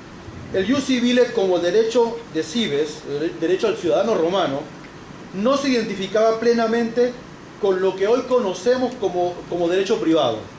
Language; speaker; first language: Spanish; native; Spanish